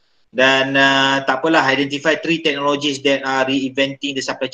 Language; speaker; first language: English; non-native, local second language; Malay